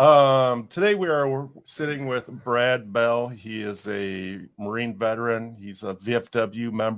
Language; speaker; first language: English; native; English